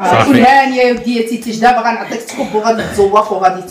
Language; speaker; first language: Arabic; native; Arabic